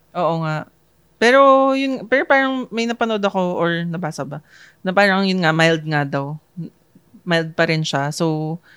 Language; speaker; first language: Filipino; native; Filipino